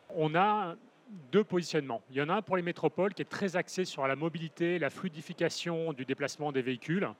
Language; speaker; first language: French; native; French